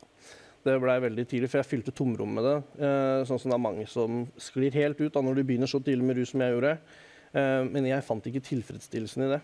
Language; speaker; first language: Norwegian; native; Norwegian